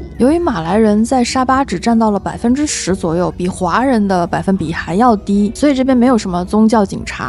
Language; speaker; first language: Chinese; native; Chinese